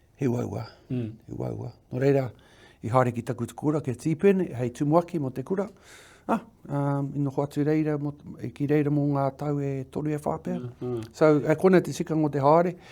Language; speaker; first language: Māori; non-native, local second language; English